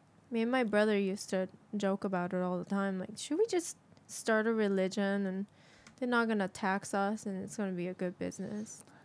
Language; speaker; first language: English; non-native, fluent; Japanese